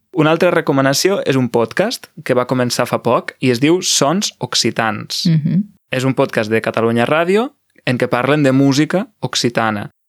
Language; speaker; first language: Catalan; native; Catalan